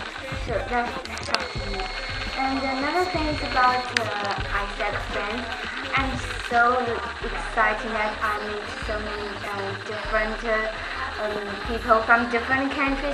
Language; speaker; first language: English; non-native, learner; Chinese